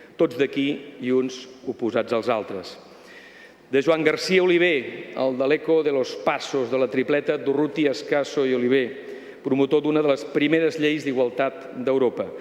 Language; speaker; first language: Catalan; native; Catalan